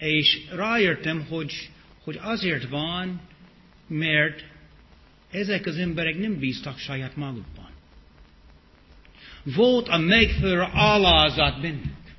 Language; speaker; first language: Hungarian; non-native, fluent; English